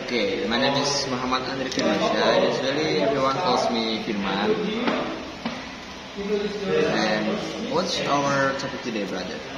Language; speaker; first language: English; non-native, learner; Indonesian